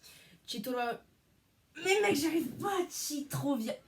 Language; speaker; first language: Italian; non-native, learner; French